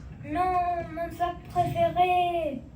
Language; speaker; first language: French; non-native, learner; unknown